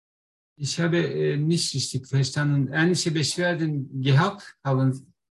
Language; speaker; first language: German; non-native, learner; Turkish